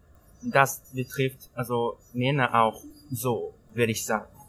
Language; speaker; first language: German; non-native, learner; Thai